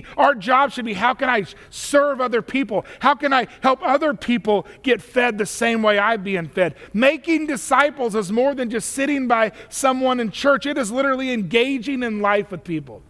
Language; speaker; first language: English; native; English